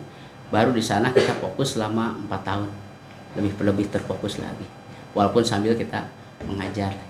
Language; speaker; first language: Indonesian; non-native, local second language; Sundanese